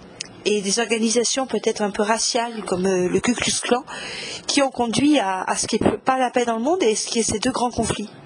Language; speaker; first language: French; native; French